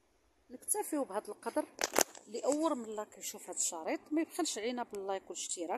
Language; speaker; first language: Arabic; native; Arabic